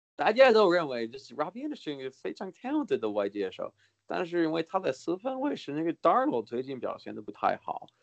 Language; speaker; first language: Chinese; early bilingual, heritage; Chinese